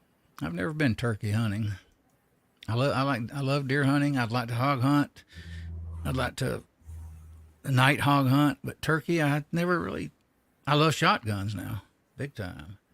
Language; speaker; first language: English; native; English